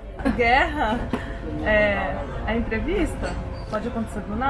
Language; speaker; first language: Portuguese; early bilingual, heritage; Portuguese